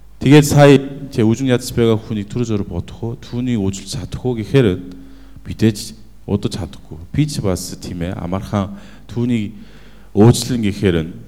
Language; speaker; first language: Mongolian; non-native, fluent; Korean